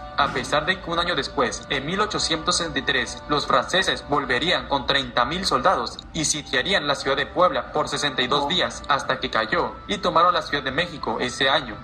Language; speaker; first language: Spanish; native; Spanish